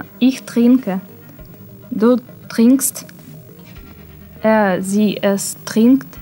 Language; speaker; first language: German; non-native, learner; Russian